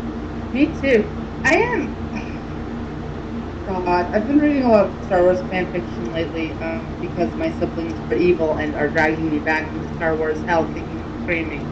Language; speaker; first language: English; native; English